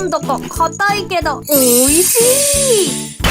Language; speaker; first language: Japanese; native; Japanese